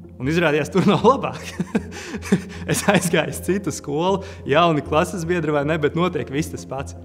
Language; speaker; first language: Latvian; native; Latvian